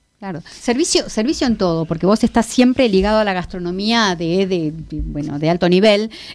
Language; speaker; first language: Spanish; native; Spanish